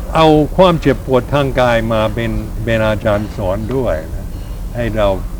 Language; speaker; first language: Thai; non-native, fluent; English